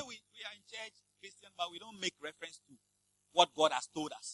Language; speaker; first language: English; non-native, local second language; Akan